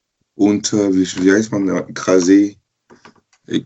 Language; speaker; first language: German; non-native, local second language; French